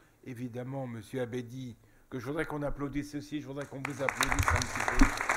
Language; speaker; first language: French; native; French